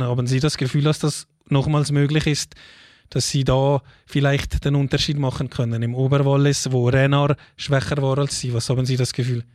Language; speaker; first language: German; native; German